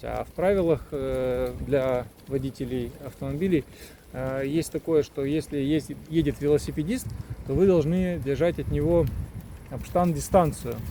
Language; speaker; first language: Russian; native; Russian